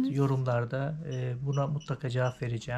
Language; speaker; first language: Turkish; native; Turkish